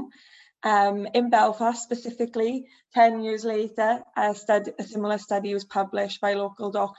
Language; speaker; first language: English; native; English